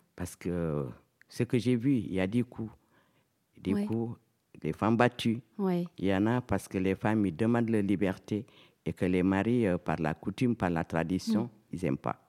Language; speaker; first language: French; non-native, local second language; Fula